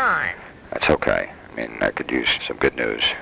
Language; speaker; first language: English; native; English